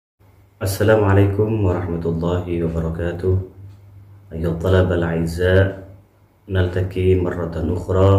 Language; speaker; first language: Arabic; non-native, fluent; Indonesian